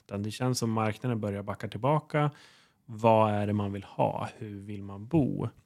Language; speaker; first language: Swedish; native; Swedish